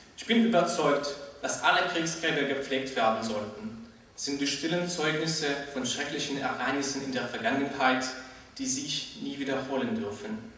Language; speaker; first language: German; non-native, fluent; Russian